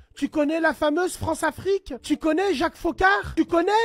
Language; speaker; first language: French; native; French